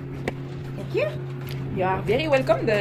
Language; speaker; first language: English; non-native, fluent; French